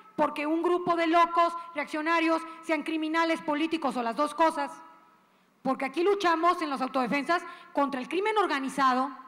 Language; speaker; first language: Spanish; native; Spanish